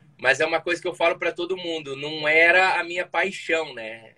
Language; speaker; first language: Portuguese; native; Portuguese